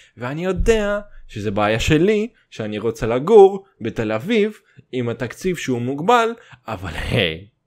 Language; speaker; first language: Hebrew; early bilingual, other home language; Russian